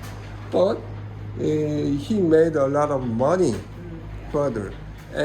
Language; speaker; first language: English; non-native, learner; Korean